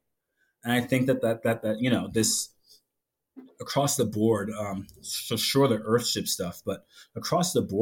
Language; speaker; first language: English; native; English